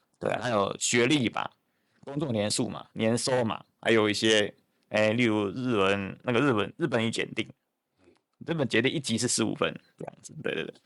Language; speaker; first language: Chinese; native; Chinese